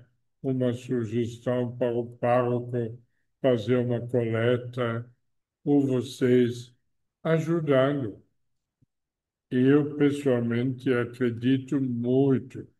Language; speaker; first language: Portuguese; non-native, fluent; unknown